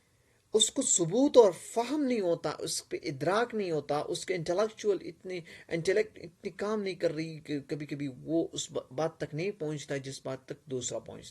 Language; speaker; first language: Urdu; non-native, local second language; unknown